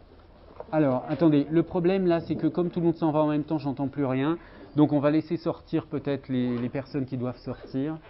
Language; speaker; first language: French; native; French